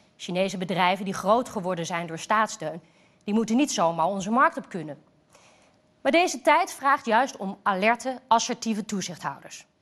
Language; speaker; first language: Dutch; native; Dutch